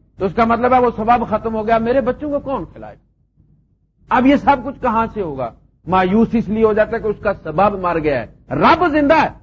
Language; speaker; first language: Urdu; non-native, local second language; Punjabi